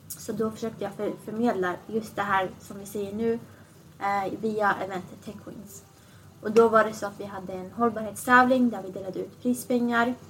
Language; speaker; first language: Swedish; early bilingual, other home language; Assyrian Neo-Aramaic